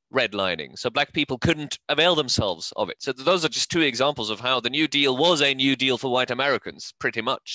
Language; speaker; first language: English; non-native, fluent; Norwegian